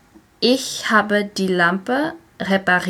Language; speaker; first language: German; non-native, learner; English